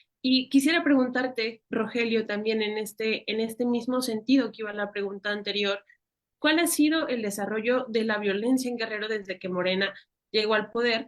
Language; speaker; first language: Spanish; native; Spanish